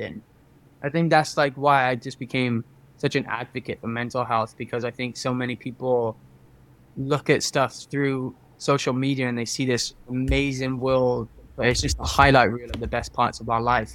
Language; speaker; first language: English; native; English